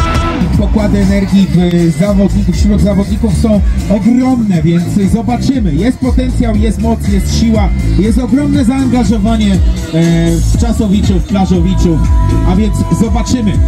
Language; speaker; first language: Polish; native; Polish